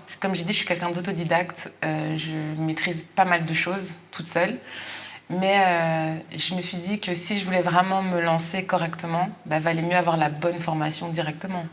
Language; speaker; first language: French; native; French